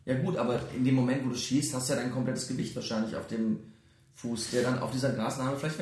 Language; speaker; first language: German; native; German